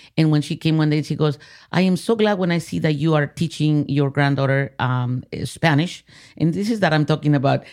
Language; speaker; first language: English; early bilingual, other home language; Spanish